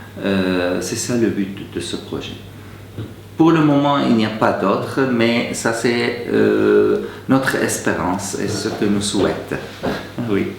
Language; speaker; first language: French; non-native, fluent; Arabic